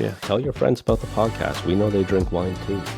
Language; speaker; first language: English; native; English